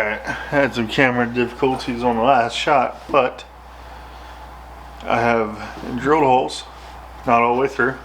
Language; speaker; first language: English; native; English